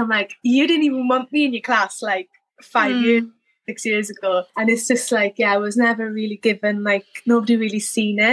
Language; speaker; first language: English; native; English